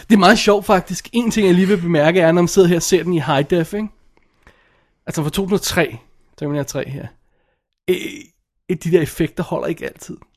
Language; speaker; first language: Danish; native; Danish